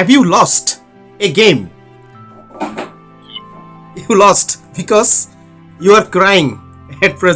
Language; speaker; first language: English; non-native, learner; Bangla